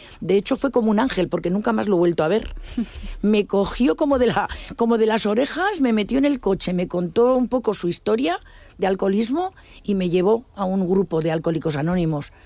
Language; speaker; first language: Spanish; native; Spanish